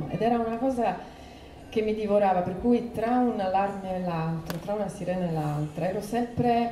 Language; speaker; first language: Italian; non-native, fluent; Croatian